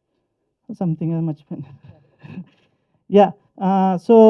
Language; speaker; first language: Telugu; native; Telugu